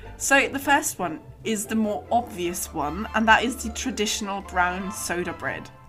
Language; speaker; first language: English; non-native, fluent; German